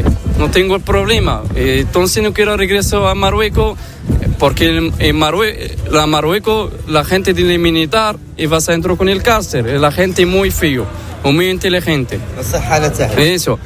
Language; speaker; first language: Spanish; non-native, learner; Arabic